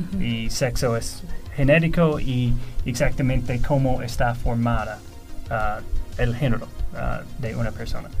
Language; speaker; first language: Spanish; non-native, fluent; English